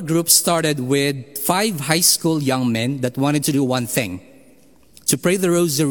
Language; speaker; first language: English; non-native, local second language; Filipino